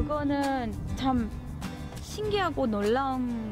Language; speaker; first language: Korean; non-native, fluent; French